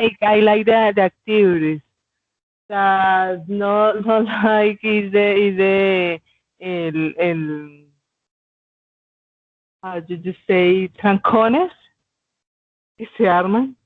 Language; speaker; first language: English; non-native, learner; Spanish